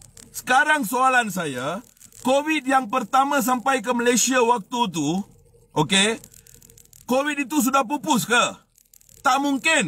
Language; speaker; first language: Malay; non-native, local second language; Tamil